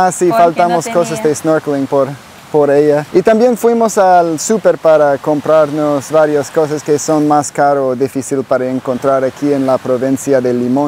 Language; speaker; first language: Spanish; non-native, learner; English